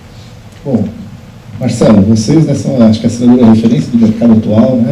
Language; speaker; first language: Portuguese; native; Portuguese